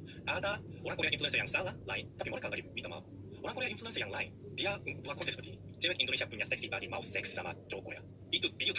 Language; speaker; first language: Indonesian; non-native, learner; Korean